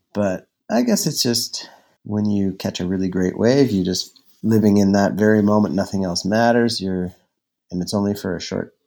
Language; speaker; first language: English; native; English